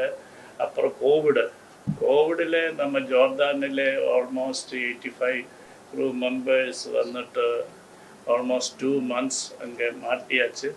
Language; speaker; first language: Tamil; non-native, learner; Malayalam